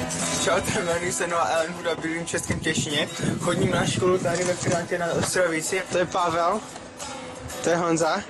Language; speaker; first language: Czech; early bilingual, other home language; English